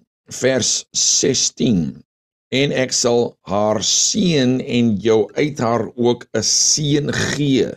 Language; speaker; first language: Afrikaans; early bilingual, heritage; Afrikaans